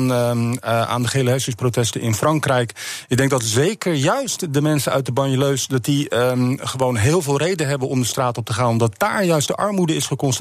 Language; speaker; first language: Dutch; native; Dutch